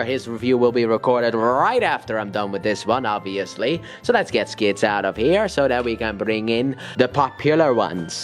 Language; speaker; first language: English; native; English